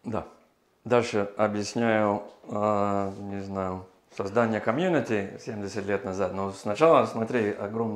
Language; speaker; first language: Russian; non-native, learner; English